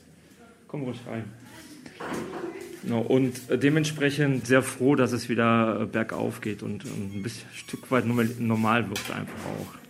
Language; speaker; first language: German; native; German